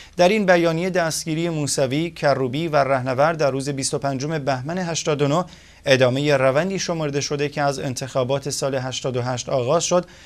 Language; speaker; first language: Persian; non-native, local second language; Central Kurdish